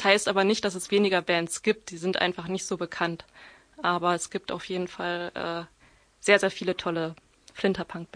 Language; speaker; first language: German; native; German